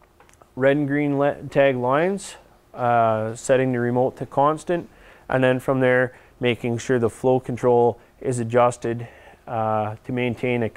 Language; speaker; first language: English; native; English